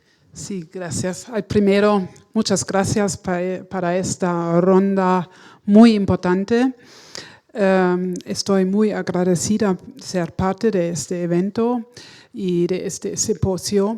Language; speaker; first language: Spanish; non-native, learner; German